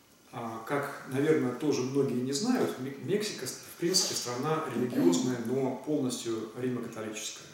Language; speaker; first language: Russian; native; Russian